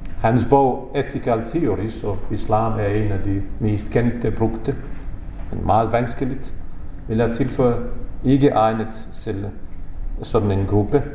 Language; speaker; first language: Danish; non-native, fluent; Bosnian